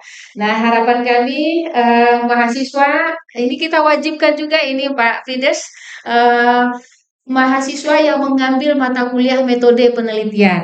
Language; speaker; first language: Indonesian; native; Indonesian